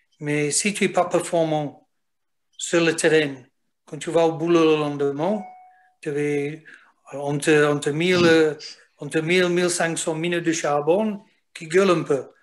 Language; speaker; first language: French; non-native, fluent; English